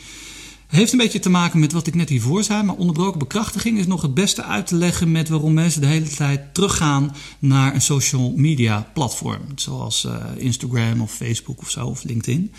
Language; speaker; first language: Dutch; native; Dutch